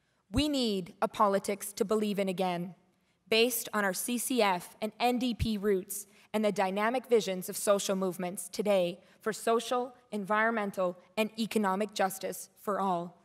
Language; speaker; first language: English; native; English